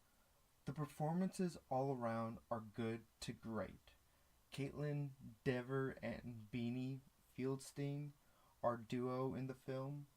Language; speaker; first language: English; native; English